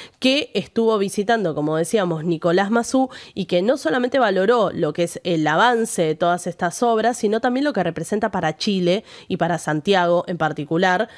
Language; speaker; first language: Spanish; native; Spanish